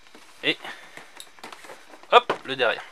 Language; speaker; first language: French; native; French